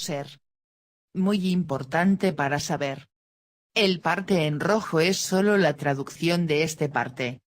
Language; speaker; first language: Spanish; non-native, fluent; Dutch